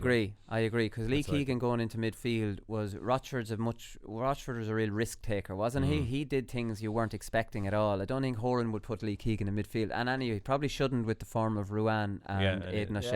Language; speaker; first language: English; native; English